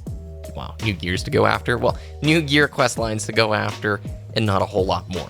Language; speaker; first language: English; native; English